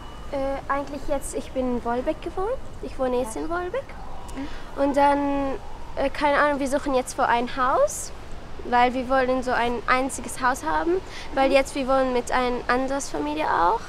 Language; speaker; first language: German; non-native, learner; Arabic